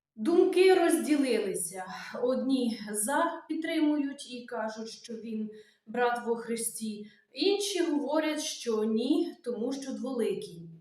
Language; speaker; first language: Ukrainian; native; Ukrainian